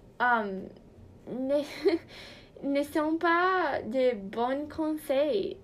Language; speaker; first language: French; non-native, learner; Portuguese